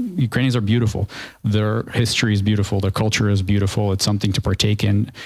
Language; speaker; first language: English; early bilingual, other home language; Ukrainian